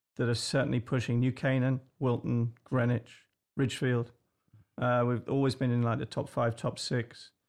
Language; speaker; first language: English; native; English